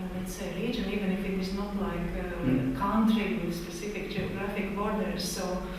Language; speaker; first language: English; non-native, fluent; Latvian